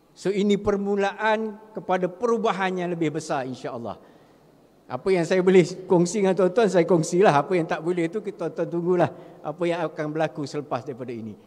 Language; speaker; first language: Malay; native; Malay